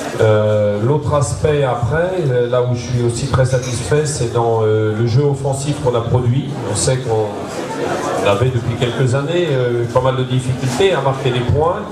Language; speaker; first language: French; native; French